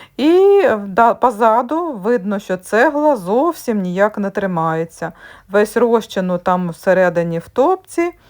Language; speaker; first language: Ukrainian; native; Ukrainian